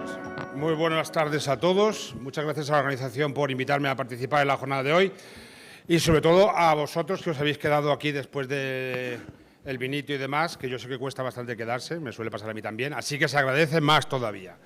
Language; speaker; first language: Spanish; native; Spanish